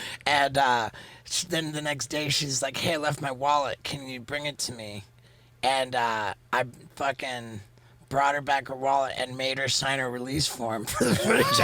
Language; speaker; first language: English; native; English